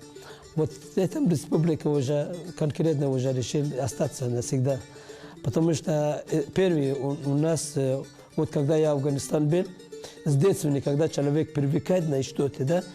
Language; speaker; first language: Russian; non-native, learner; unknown